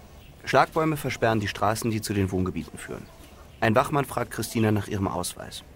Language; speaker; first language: German; native; German